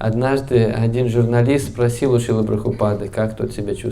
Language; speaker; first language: Russian; native; Russian